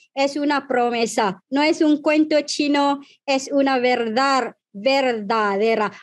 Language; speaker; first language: Spanish; non-native, fluent; Malay